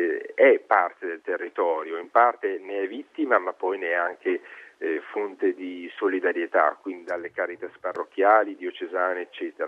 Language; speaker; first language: Italian; native; Italian